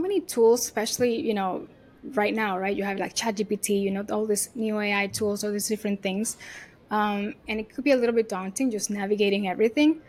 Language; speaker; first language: English; non-native, fluent; Spanish